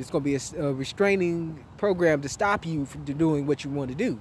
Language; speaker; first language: English; native; English